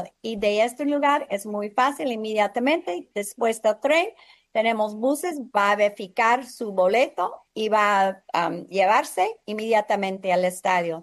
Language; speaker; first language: Spanish; non-native, fluent; English